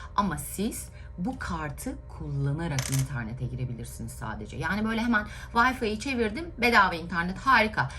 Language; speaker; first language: Turkish; native; Turkish